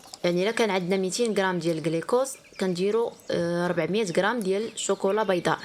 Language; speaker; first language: Arabic; native; Arabic